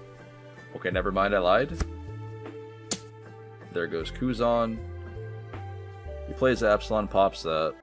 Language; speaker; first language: English; native; English